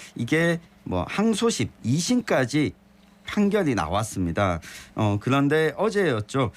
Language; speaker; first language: Korean; native; Korean